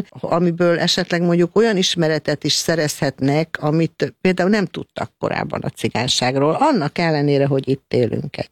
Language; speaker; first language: Hungarian; native; Hungarian